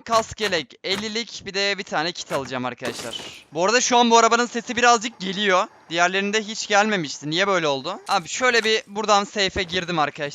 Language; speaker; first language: Turkish; native; Turkish